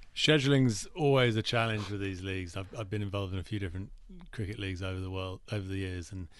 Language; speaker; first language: English; native; English